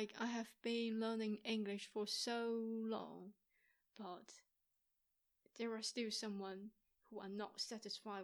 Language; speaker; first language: English; non-native, fluent; Chinese